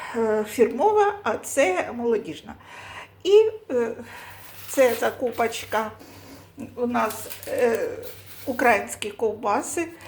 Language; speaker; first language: Ukrainian; non-native, local second language; Russian